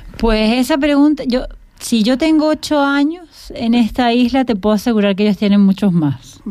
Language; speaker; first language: Spanish; native; Spanish